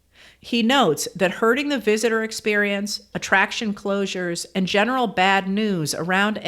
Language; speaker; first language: English; native; English